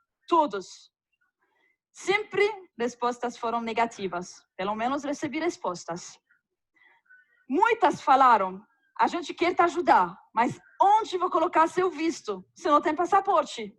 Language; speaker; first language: Portuguese; non-native, fluent; Arabic